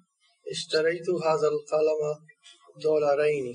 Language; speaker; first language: Arabic; non-native, learner; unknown